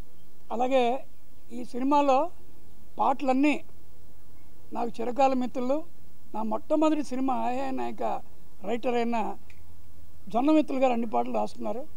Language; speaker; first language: Telugu; native; Telugu